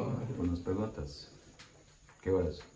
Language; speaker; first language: Spanish; non-native, learner; English